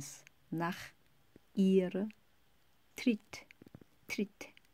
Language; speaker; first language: German; non-native, fluent; Korean